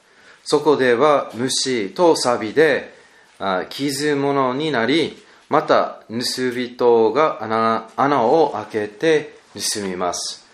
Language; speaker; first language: Japanese; non-native, learner; English